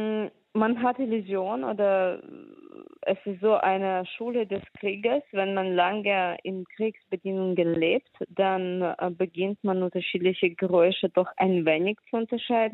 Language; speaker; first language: German; non-native, fluent; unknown